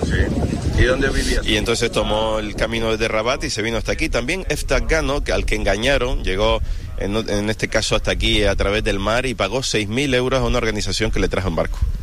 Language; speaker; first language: Spanish; native; Spanish